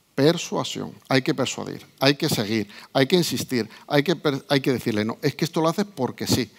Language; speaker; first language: Spanish; native; Spanish